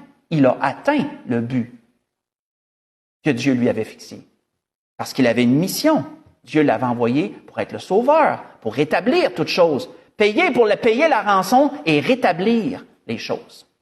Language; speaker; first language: French; native; French